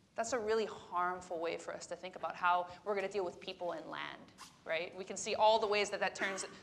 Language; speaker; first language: English; native; English